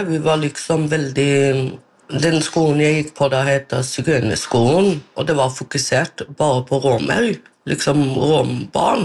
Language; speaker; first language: Norwegian; non-native, local second language; Romany